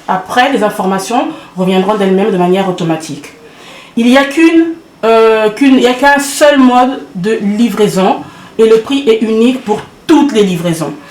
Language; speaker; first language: French; early bilingual, other home language; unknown